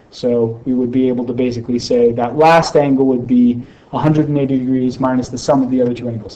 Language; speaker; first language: English; native; English